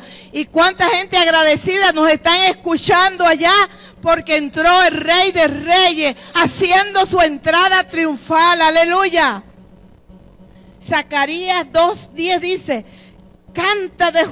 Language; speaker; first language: Spanish; native; Spanish